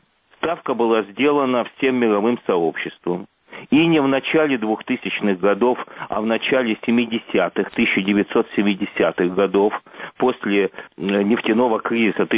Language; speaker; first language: Russian; native; Russian